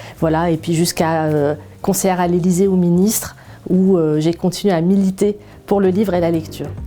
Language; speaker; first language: French; early bilingual, other home language; Arabic